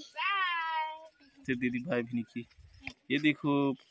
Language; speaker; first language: Hindi; native; Hindi